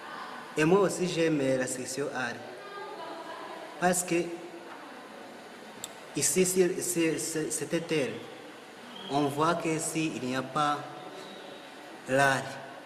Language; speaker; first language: French; non-native, local second language; Kinyarwanda